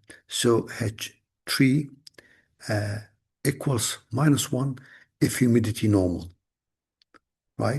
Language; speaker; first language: English; non-native, fluent; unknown